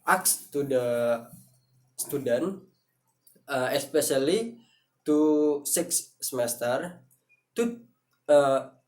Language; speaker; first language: English; non-native, learner; Indonesian